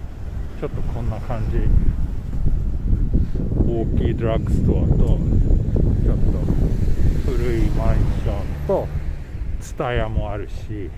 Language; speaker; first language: Japanese; non-native, fluent; Swedish